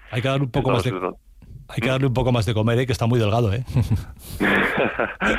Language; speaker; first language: Spanish; native; Spanish